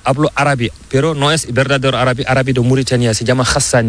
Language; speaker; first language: Spanish; non-native, learner; Fula